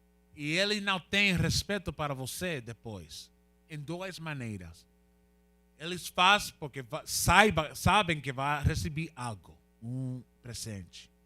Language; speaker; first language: Portuguese; non-native, learner; Spanish